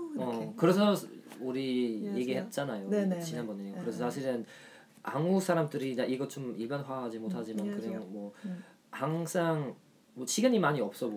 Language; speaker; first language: Korean; non-native, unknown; German